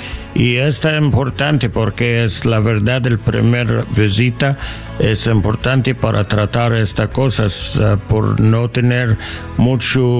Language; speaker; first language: Spanish; non-native, learner; English